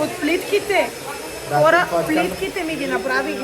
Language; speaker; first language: Bulgarian; native; Bulgarian